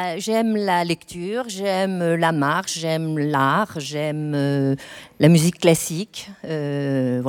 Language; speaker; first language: French; native; French